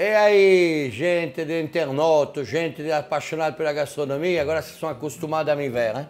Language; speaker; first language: Portuguese; non-native, fluent; French